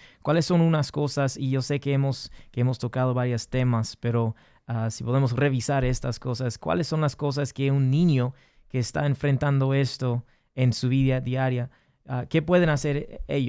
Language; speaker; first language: Spanish; early bilingual, heritage; English